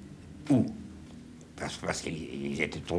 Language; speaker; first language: French; non-native, fluent; German